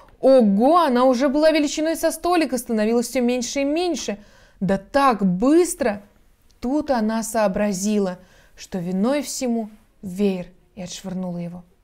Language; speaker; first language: Russian; native; Russian